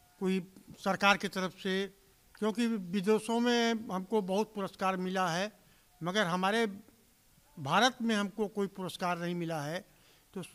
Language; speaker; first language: Hindi; native; Hindi